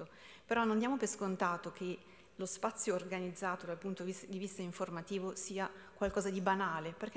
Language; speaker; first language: Italian; native; Italian